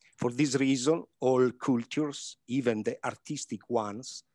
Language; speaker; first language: English; non-native, learner; Italian